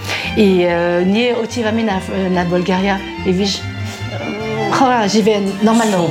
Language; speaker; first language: Bulgarian; non-native, learner; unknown